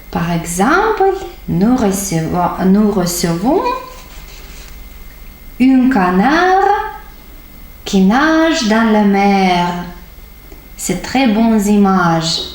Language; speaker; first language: French; non-native, fluent; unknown